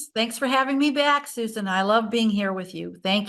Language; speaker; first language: English; native; English